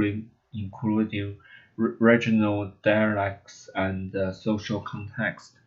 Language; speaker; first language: English; non-native, learner; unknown